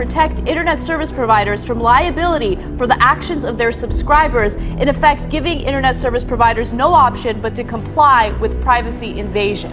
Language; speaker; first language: English; native; English